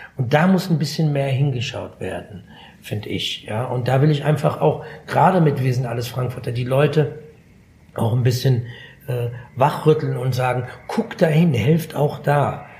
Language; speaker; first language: German; early bilingual, other home language; Arabic